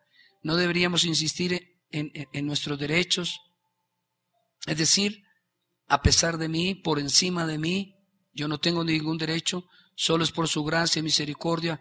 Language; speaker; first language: Spanish; native; Spanish